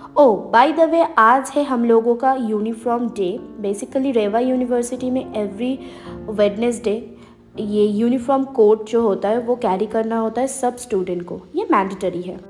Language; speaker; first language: Hindi; non-native, local second language; Bangla